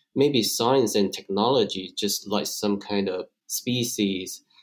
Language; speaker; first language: English; non-native, fluent; Chinese